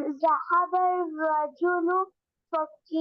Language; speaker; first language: Arabic; non-native, learner; Urdu